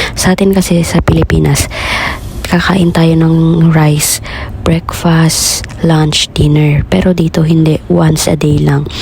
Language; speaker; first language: Filipino; non-native, local second language; Iloko